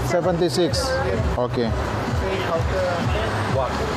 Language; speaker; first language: English; non-native, learner; Indonesian